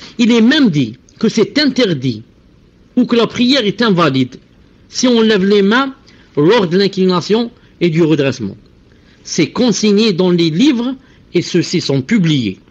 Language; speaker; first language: French; non-native, local second language; Arabic